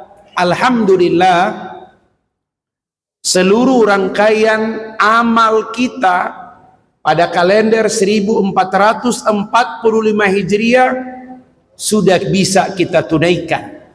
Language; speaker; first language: Indonesian; native; Indonesian